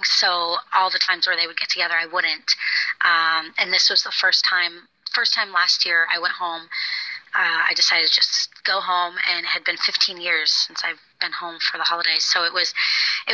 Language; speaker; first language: English; native; English